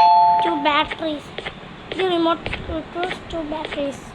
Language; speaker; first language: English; non-native, local second language; Malayalam